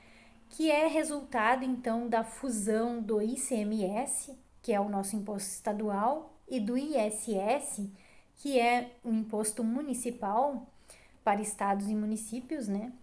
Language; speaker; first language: Portuguese; native; Portuguese